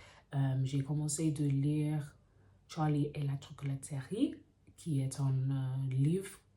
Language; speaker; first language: French; non-native, learner; English